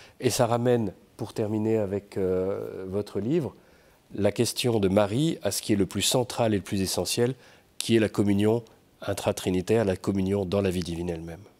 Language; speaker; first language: French; native; French